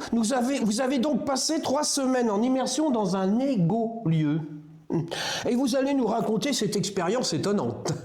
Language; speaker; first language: French; native; French